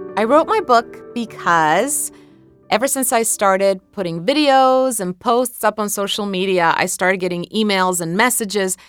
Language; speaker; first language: English; non-native, fluent; Croatian